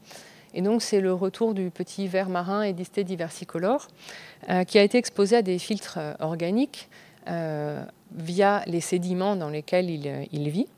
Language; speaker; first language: French; native; French